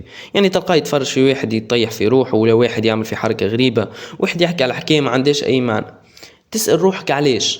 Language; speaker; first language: Arabic; native; Arabic